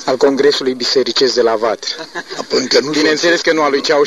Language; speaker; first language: Romanian; native; Romanian